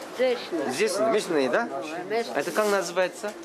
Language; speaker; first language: Russian; non-native, learner; Korean